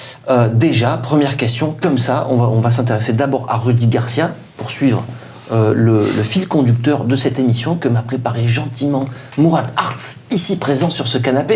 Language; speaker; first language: French; native; French